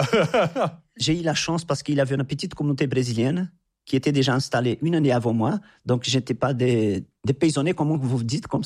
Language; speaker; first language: French; non-native, fluent; Portuguese